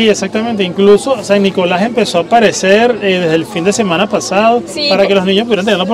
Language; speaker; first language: Spanish; native; Spanish